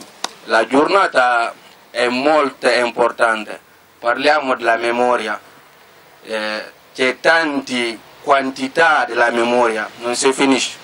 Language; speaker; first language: Italian; non-native, learner; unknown